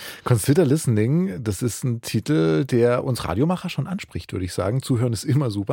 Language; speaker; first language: German; native; German